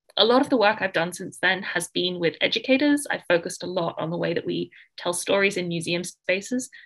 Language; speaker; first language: English; native; English